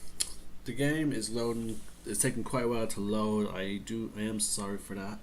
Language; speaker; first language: English; native; English